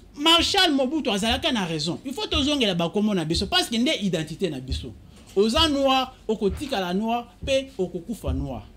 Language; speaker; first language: Lingala; native; Lingala